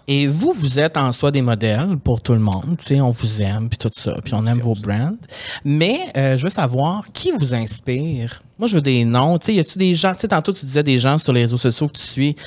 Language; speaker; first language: French; native; French